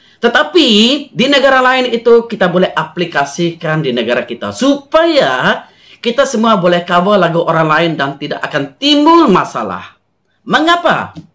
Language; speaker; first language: Malay; non-native, local second language; Iban